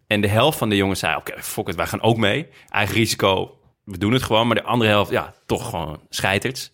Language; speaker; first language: Dutch; native; Dutch